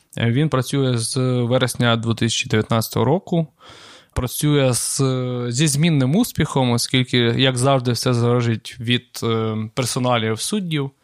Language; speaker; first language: Ukrainian; non-native, local second language; Russian